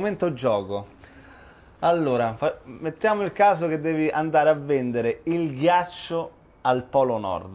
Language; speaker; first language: Italian; native; Italian